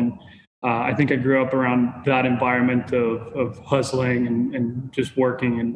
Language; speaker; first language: English; non-native, fluent; Spanish